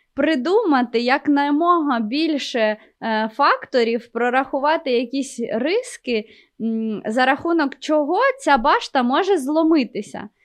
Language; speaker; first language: Ukrainian; non-native, local second language; Russian